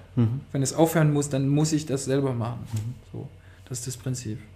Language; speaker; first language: German; non-native, fluent; French